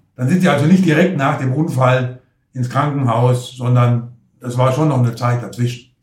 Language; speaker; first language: German; native; German